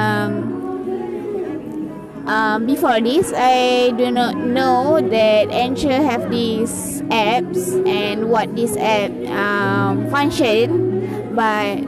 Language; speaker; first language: English; non-native, local second language; Malay